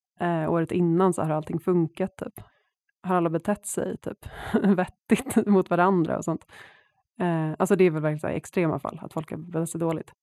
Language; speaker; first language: Swedish; native; Swedish